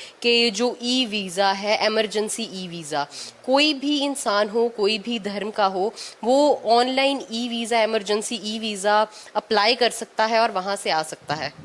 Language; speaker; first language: Hindi; non-native, local second language; Punjabi